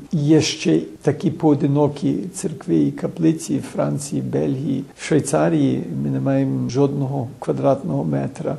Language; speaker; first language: Ukrainian; early bilingual, heritage; Ukrainian